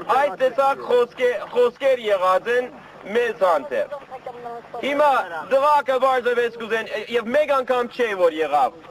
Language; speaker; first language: Armenian; early bilingual, heritage; Armenian